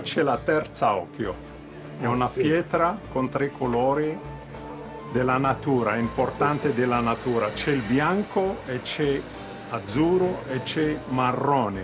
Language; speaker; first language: Italian; non-native, fluent; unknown